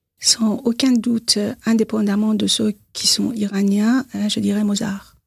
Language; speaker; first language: French; non-native, fluent; Persian